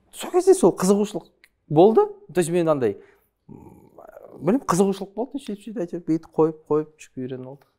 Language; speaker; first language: Kazakh; early bilingual, other home language; Chinese